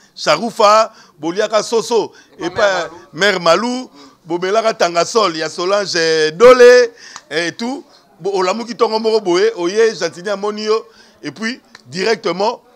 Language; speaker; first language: French; non-native, local second language; Lingala